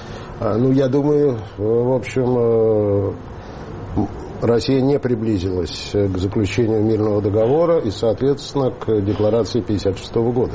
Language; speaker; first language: Russian; native; Russian